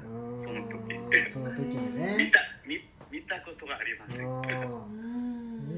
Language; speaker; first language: Japanese; non-native, learner; Korean